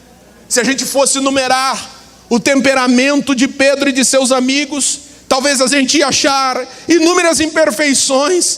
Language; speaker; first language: Portuguese; native; Portuguese